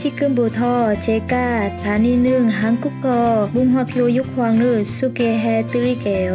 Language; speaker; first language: Korean; non-native, learner; Vietnamese